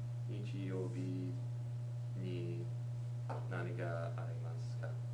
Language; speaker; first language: Japanese; non-native, learner; English